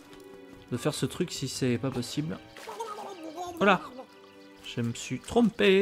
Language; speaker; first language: French; native; French